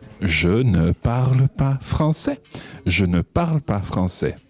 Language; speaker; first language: French; non-native, fluent; English